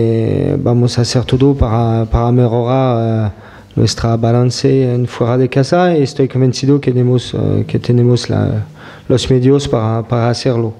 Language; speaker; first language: Spanish; non-native, fluent; French